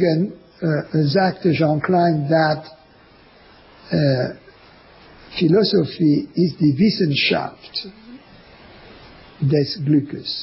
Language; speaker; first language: German; non-native, learner; French